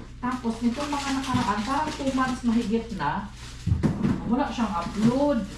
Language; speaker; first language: Filipino; native; Filipino